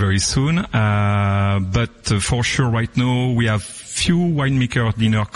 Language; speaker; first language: English; non-native, fluent; French